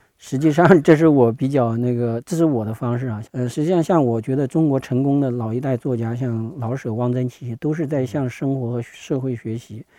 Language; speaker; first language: Chinese; native; Chinese